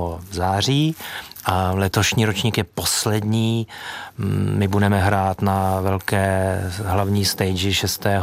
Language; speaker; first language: Czech; native; Czech